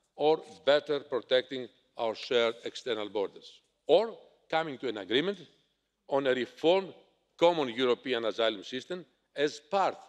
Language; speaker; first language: English; non-native, fluent; Greek